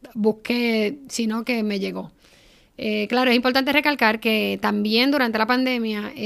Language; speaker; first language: Spanish; native; Spanish